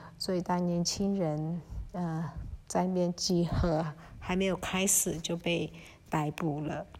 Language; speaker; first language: Chinese; early bilingual, heritage; Chinese